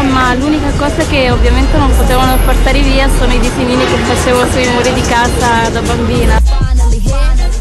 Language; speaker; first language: Italian; early bilingual, other home language; Arabic